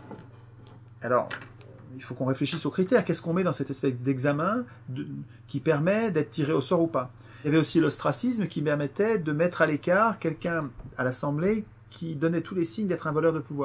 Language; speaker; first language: French; native; French